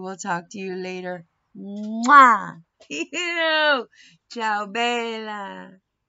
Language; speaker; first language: English; native; English